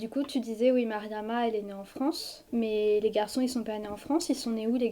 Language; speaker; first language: French; native; French